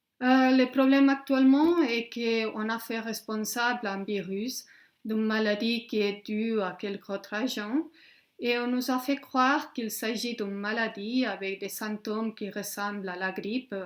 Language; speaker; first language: French; non-native, fluent; Spanish